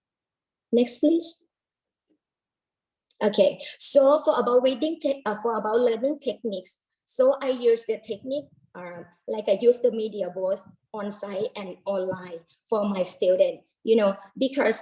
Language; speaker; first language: English; non-native, learner; Thai